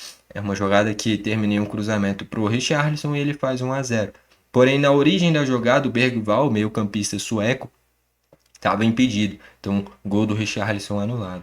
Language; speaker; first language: Portuguese; native; Portuguese